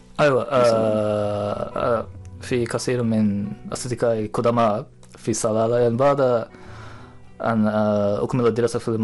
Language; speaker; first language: Arabic; non-native, learner; Japanese